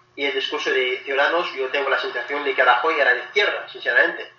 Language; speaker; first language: Spanish; non-native, fluent; Wolof